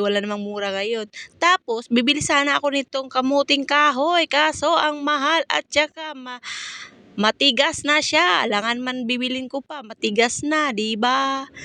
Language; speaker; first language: Filipino; non-native, local second language; Cebuano